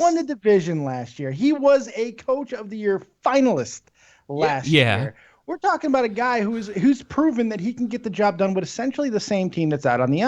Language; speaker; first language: English; native; English